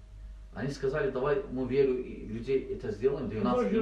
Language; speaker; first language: Russian; non-native, learner; Azerbaijani